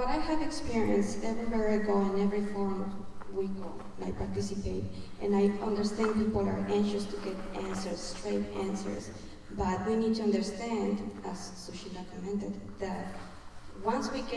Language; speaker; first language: English; non-native, fluent; Spanish